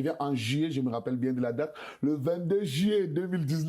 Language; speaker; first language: French; non-native, local second language; Bambara